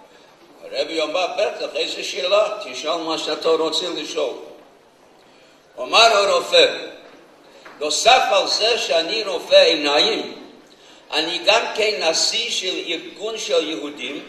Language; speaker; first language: Hebrew; non-native, fluent; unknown